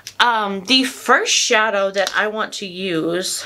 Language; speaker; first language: English; native; English